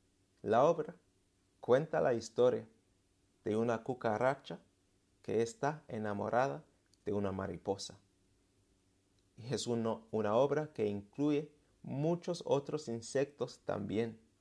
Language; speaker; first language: Spanish; non-native, fluent; English